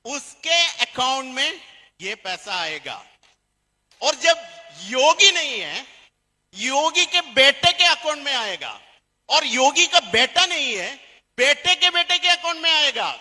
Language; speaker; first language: Hindi; non-native, fluent; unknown